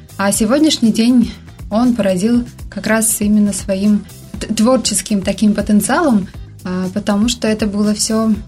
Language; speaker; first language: Russian; non-native, local second language; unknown